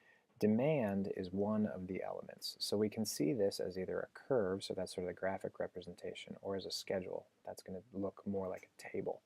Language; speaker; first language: English; native; English